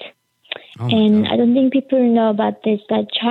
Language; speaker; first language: English; early bilingual, other home language; Korean